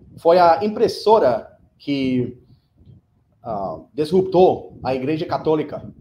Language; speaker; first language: Portuguese; non-native, fluent; English